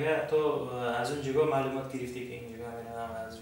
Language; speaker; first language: Persian; non-native, learner; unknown